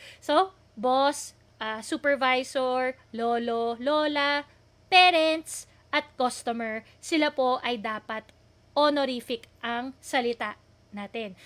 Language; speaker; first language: Filipino; native; Filipino